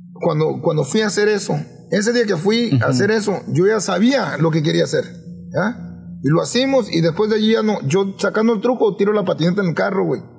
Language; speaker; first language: Spanish; early bilingual, heritage; Spanish